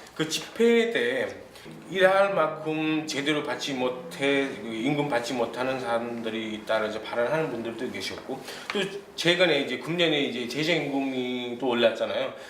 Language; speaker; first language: Korean; non-native, fluent; Nepali